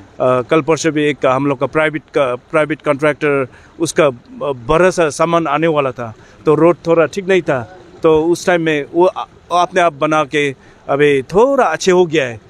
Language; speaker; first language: Hindi; non-native, fluent; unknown